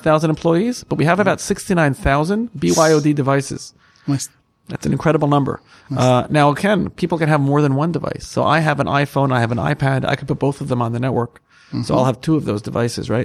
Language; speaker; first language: English; native; English